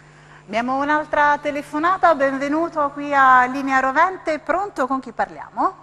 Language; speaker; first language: Italian; native; Italian